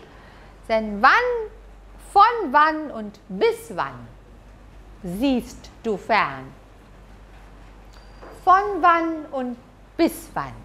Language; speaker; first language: German; non-native, fluent; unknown